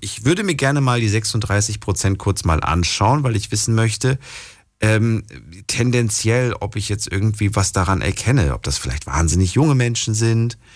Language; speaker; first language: German; native; German